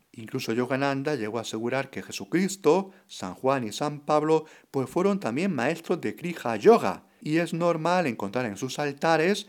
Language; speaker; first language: Spanish; native; Spanish